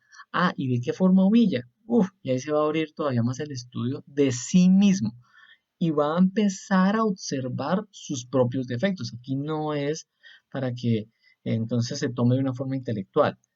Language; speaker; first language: Spanish; native; Spanish